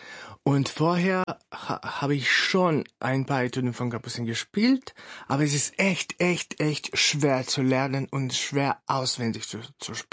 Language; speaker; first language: German; non-native, fluent; Russian